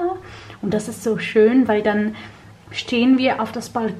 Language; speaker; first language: German; non-native, fluent; Dutch